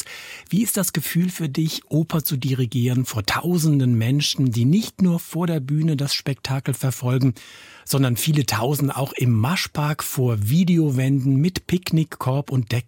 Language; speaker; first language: German; native; German